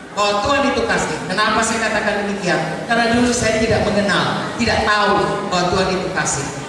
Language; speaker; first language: Indonesian; native; Indonesian